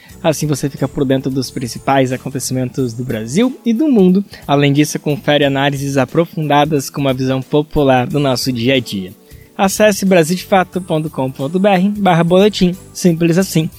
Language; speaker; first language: Portuguese; native; Portuguese